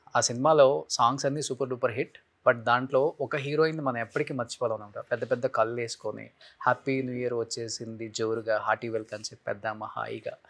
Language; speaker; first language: Telugu; native; Telugu